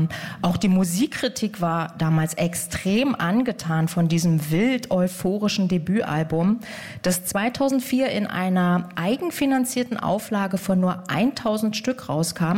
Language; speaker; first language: German; native; German